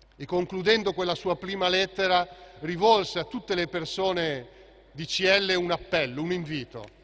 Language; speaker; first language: Italian; native; Italian